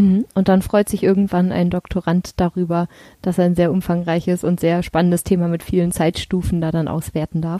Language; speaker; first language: German; native; German